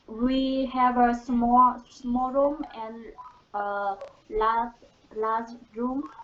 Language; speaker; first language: English; non-native, learner; Vietnamese